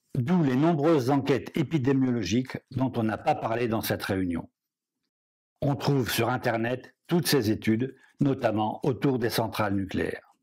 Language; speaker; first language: French; native; French